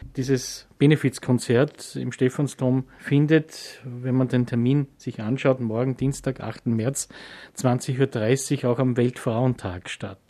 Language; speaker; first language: German; native; German